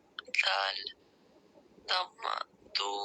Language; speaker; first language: Arabic; non-native, learner; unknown